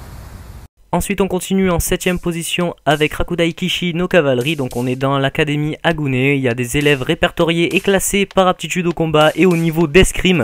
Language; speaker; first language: French; native; French